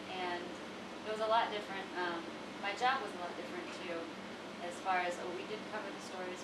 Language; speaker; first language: English; native; English